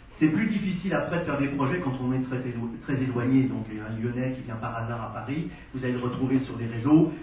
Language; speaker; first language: French; native; French